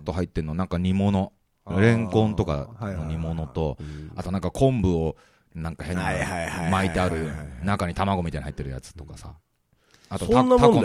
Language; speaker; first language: Japanese; native; Japanese